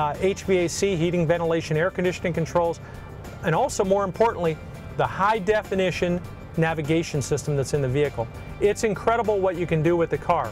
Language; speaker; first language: English; native; English